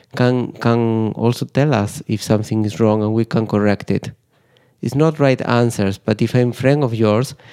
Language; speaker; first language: English; non-native, fluent; Spanish